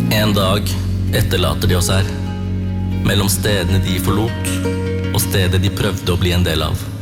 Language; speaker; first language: Norwegian; early bilingual, other home language; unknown